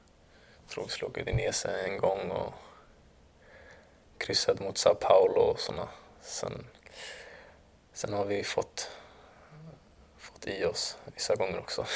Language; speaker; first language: Swedish; early bilingual, other home language; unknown